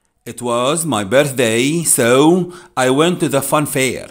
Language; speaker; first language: English; non-native, fluent; Arabic